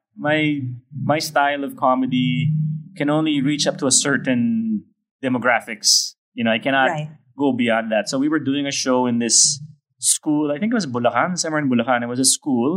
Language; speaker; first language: English; non-native, local second language; Filipino